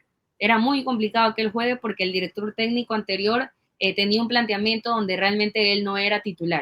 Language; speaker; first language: Spanish; native; Spanish